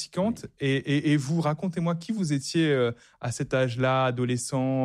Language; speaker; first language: French; native; French